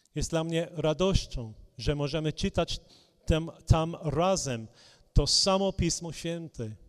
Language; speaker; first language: Polish; non-native, fluent; English